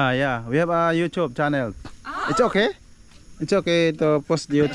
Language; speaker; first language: English; non-native, learner; Filipino